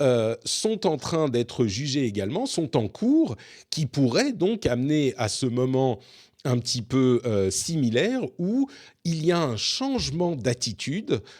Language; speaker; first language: French; native; French